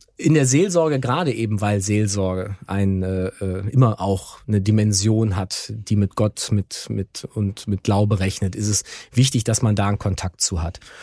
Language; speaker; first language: German; native; German